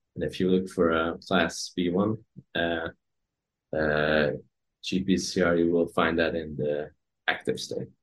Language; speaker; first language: English; non-native, fluent; Hungarian